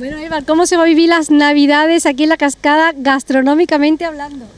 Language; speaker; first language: Spanish; native; Spanish